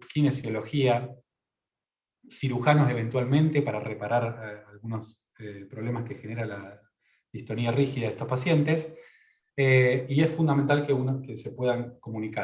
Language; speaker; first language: Spanish; native; Spanish